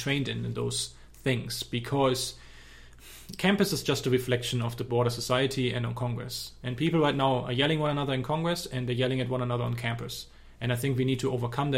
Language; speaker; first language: English; non-native, fluent; German